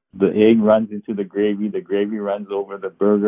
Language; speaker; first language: English; native; English